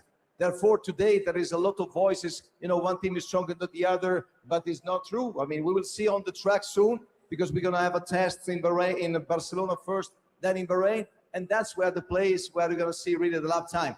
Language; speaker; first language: English; non-native, fluent; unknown